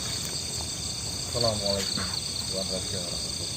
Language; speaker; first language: Indonesian; native; Indonesian